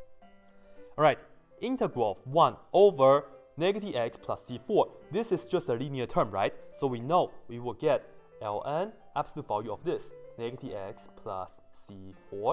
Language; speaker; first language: English; non-native, fluent; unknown